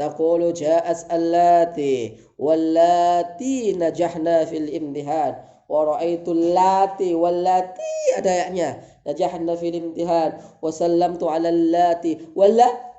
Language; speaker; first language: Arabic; non-native, fluent; Indonesian